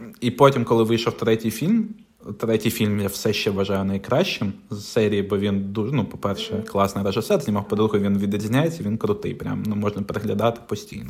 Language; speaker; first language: Ukrainian; non-native, local second language; Russian